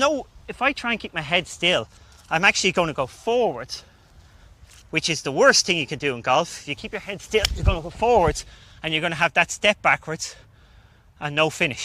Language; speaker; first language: English; native; English